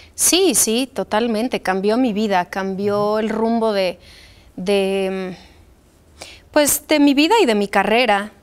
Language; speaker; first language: Spanish; early bilingual, other home language; Polish